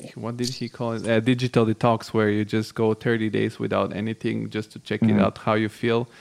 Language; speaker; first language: English; non-native, fluent; Bulgarian